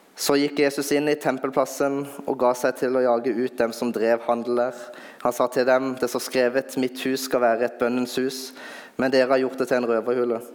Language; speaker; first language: Norwegian; native; Norwegian